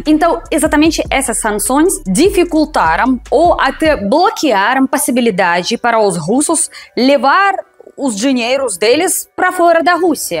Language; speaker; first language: Portuguese; non-native, fluent; Russian